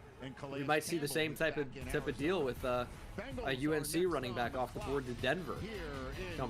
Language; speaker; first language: English; native; English